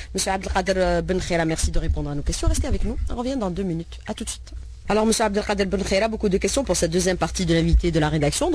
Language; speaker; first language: French; non-native, local second language; Arabic